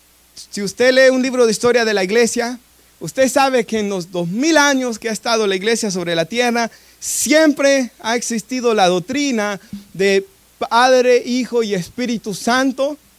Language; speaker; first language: Spanish; native; Spanish